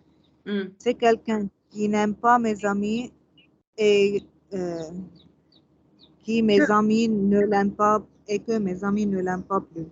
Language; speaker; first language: French; non-native, learner; Arabic